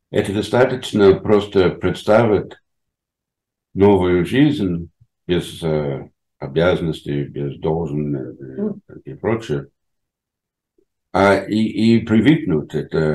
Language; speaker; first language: Russian; non-native, fluent; English